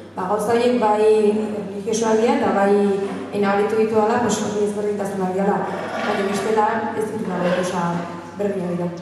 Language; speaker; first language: Basque; non-native, local second language; Spanish